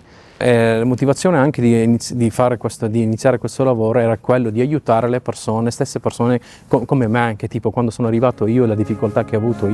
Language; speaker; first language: Italian; non-native, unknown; Urdu